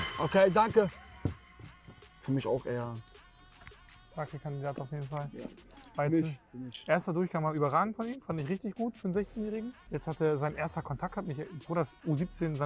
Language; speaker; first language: German; native; German